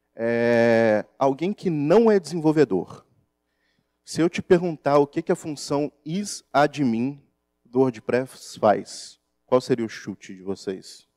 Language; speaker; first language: Portuguese; native; Portuguese